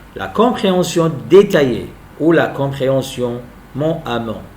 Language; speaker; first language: French; non-native, local second language; Arabic